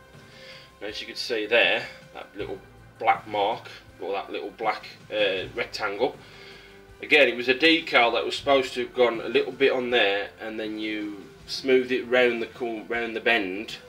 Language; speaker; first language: English; native; English